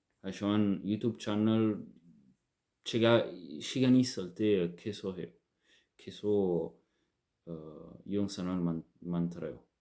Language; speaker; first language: Korean; non-native, learner; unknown